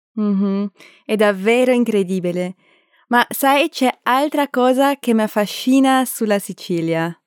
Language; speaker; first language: Italian; non-native, learner; German